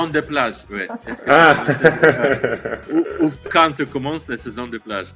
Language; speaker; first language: French; non-native, learner; Russian